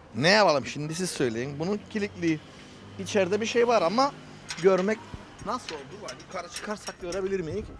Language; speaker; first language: Turkish; native; Turkish